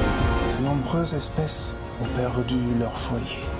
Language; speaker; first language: French; non-native, fluent; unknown